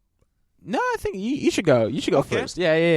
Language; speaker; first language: English; native; English